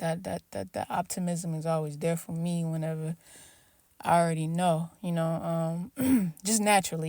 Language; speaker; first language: English; native; English